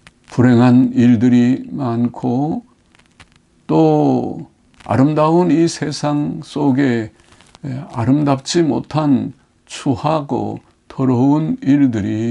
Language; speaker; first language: Korean; native; Korean